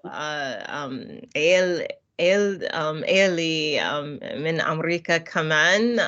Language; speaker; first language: Arabic; non-native, learner; English